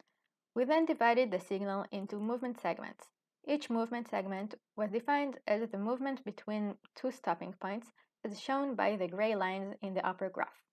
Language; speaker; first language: English; non-native, fluent; Hebrew